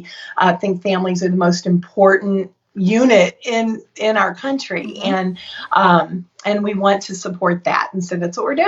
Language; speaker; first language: English; native; English